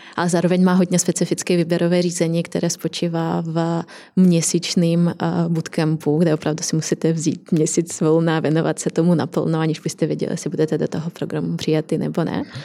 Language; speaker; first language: Czech; non-native, fluent; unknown